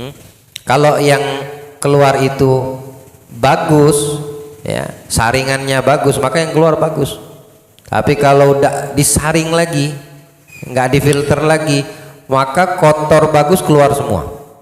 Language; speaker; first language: Indonesian; native; Indonesian